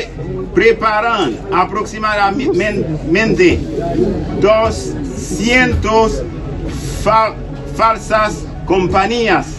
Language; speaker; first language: Spanish; non-native, learner; Haitian Creole